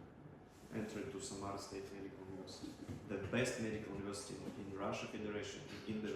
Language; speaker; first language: English; non-native, learner; Russian